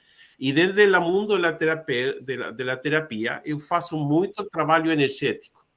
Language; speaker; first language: Portuguese; non-native, learner; Spanish